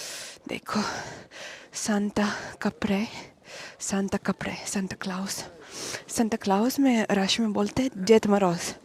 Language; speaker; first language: Hindi; non-native, fluent; Russian